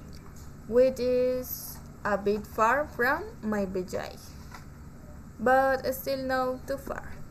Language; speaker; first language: English; non-native, learner; Spanish